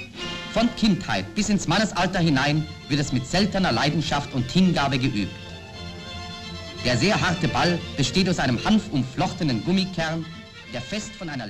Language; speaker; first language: German; native; German